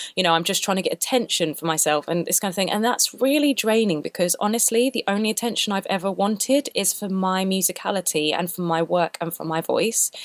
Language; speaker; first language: English; native; English